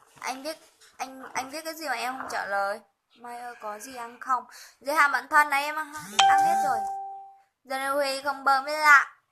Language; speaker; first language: Vietnamese; non-native, local second language; Hmong